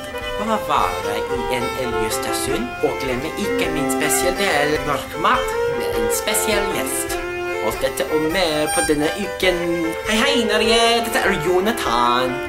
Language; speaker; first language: Norwegian; non-native, learner; English